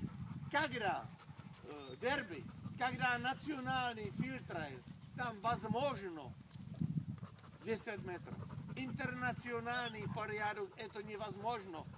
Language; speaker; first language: Russian; non-native, learner; Czech